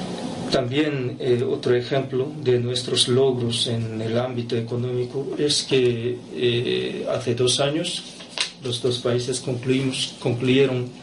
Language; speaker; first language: Spanish; non-native, fluent; Japanese